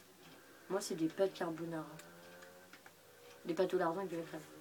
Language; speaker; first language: French; native; French